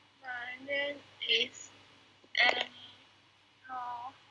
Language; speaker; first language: English; non-native, learner; Chinese